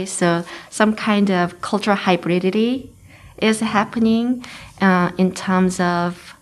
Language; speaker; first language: English; non-native, fluent; Korean